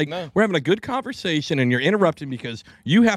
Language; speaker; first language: English; native; English